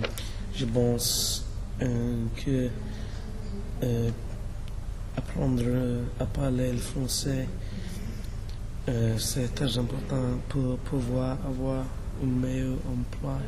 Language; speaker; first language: French; non-native, learner; English